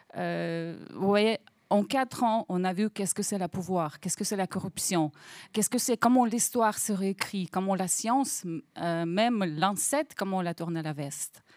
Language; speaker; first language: French; non-native, fluent; Russian